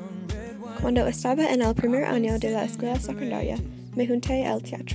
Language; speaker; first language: Spanish; non-native, learner; English